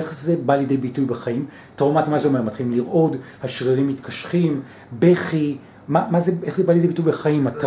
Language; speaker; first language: Hebrew; native; Hebrew